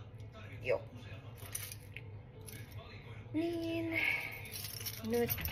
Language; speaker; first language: Finnish; non-native, learner; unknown